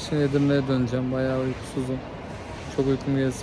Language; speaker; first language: Turkish; native; Turkish